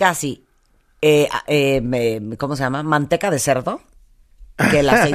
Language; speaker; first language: Spanish; native; Spanish